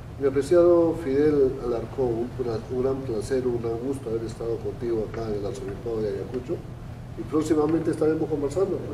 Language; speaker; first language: Spanish; native; Spanish